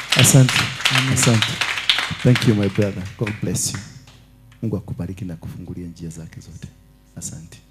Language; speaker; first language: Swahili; non-native, local second language; Kikuyu